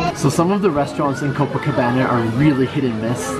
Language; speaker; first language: English; native; English